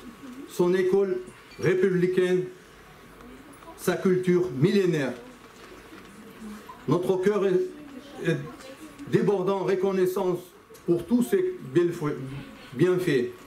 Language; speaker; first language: French; non-native, fluent; Chechen